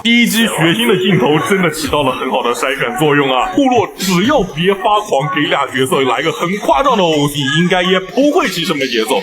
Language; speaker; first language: Chinese; native; Chinese